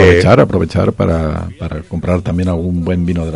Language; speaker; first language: Spanish; native; Spanish